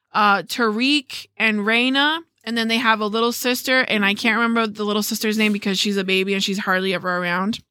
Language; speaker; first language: English; early bilingual, other home language; Spanish